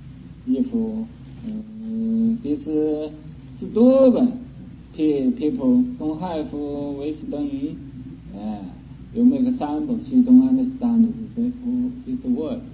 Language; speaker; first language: English; non-native, learner; Chinese